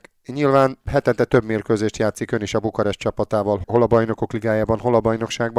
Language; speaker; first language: Hungarian; native; Hungarian